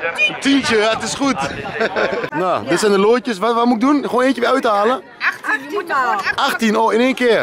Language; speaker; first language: Dutch; native; Dutch